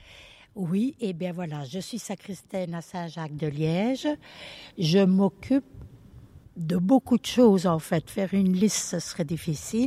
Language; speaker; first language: French; early bilingual, other home language; Italian